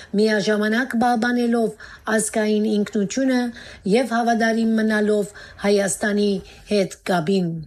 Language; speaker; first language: Armenian; native; Armenian